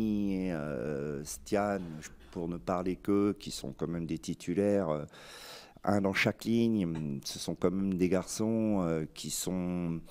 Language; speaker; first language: French; native; French